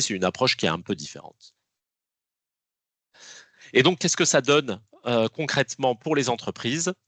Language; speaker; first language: French; native; French